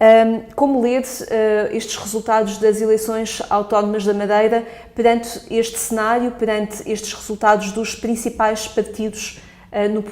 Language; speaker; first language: Portuguese; native; Portuguese